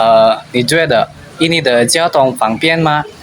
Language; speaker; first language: Chinese; non-native, learner; Indonesian